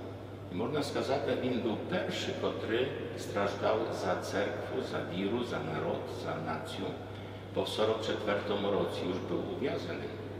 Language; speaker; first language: Ukrainian; non-native, fluent; Polish